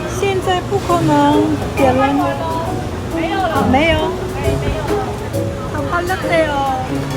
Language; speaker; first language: Chinese; non-native, learner; Korean